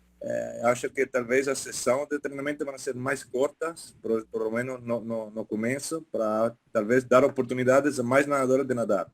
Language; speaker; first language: Portuguese; non-native, fluent; Italian